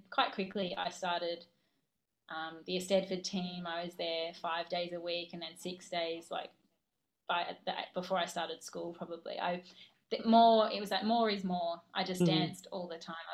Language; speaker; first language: English; native; English